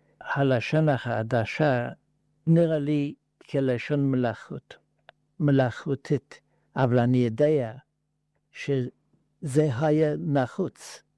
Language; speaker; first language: Hebrew; non-native, learner; Yiddish